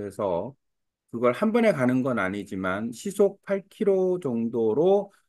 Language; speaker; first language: Korean; native; Korean